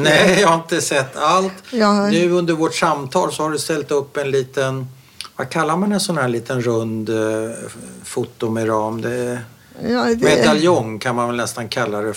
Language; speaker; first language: Swedish; native; Swedish